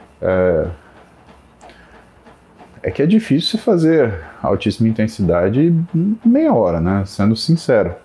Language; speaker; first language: Portuguese; native; Portuguese